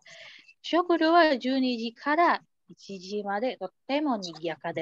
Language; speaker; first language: Japanese; non-native, fluent; Indonesian